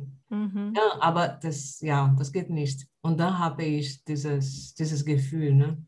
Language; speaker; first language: German; non-native, learner; Portuguese